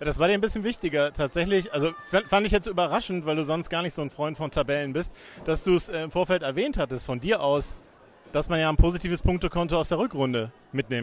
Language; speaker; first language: German; native; German